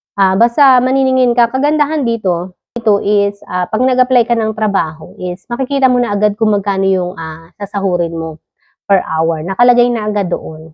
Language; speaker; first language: Filipino; native; Filipino